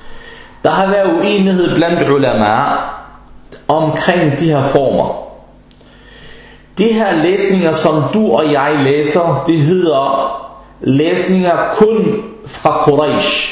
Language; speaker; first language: Danish; early bilingual, other home language; Arabic